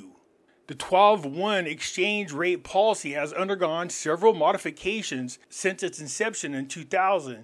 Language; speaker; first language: English; native; English